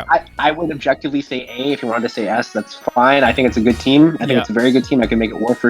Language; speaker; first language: English; native; English